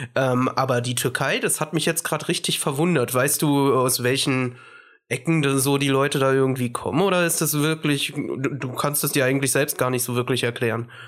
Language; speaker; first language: German; early bilingual, other home language; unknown